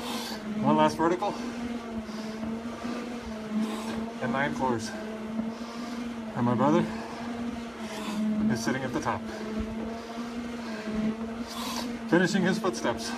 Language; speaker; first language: English; native; English